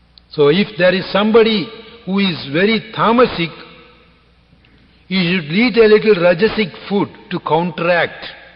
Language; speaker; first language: English; non-native, local second language; Tamil